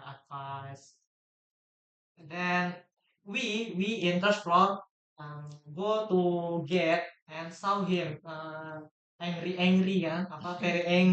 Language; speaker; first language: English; non-native, learner; Indonesian